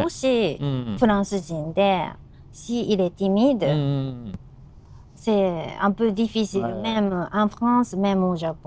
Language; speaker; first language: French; non-native, learner; Japanese